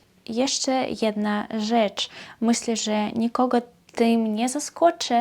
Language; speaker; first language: Polish; non-native, fluent; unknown